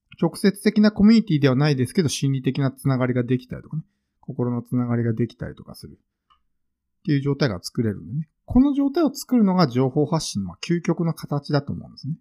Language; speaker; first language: Japanese; native; Japanese